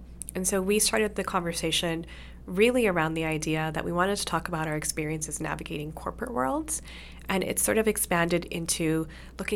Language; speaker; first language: English; native; English